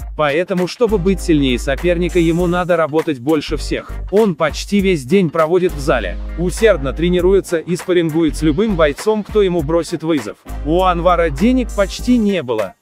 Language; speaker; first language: Russian; non-native, local second language; Uzbek